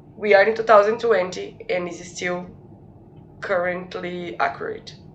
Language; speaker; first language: English; non-native, fluent; Portuguese